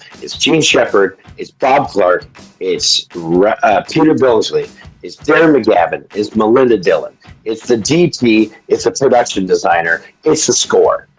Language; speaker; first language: English; native; English